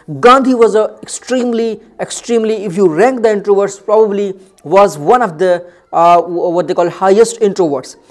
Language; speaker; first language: English; non-native, local second language; Urdu